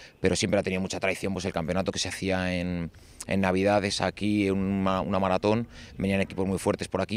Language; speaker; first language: Spanish; native; Spanish